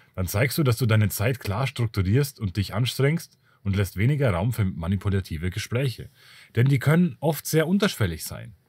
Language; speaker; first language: German; native; German